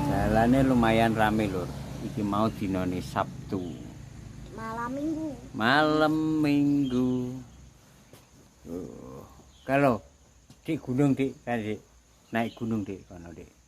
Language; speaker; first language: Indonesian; non-native, local second language; Javanese